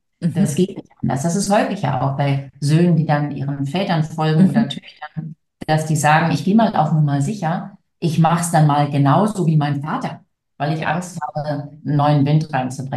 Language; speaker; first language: German; native; German